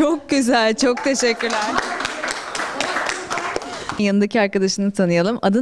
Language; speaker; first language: Turkish; native; Turkish